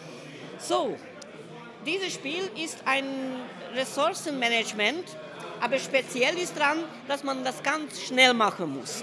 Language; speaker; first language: German; non-native, fluent; Hungarian